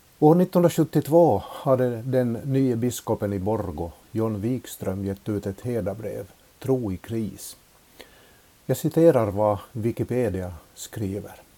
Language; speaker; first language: Swedish; native; Swedish